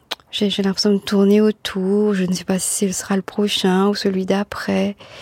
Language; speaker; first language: French; non-native, local second language; Morisyen